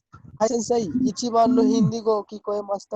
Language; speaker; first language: Japanese; non-native, learner; Hindi